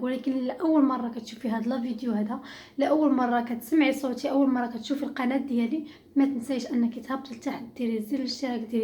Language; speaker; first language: Arabic; native; Arabic